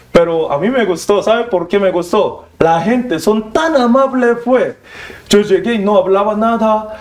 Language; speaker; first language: Spanish; non-native, learner; Korean